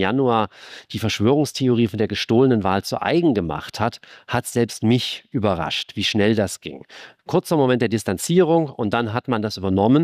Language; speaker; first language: German; native; German